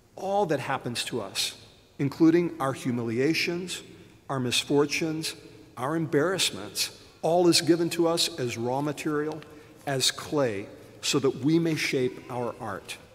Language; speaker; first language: English; native; English